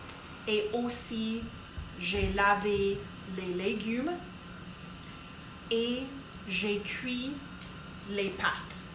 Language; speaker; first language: French; non-native, local second language; English